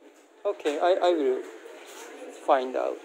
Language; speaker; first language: English; non-native, learner; Japanese